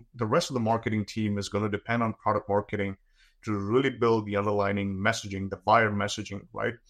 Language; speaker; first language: English; non-native, local second language; Gujarati